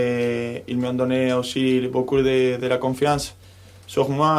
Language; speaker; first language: French; non-native, fluent; Spanish